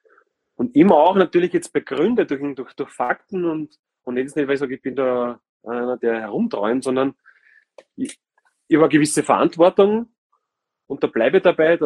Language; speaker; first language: German; native; German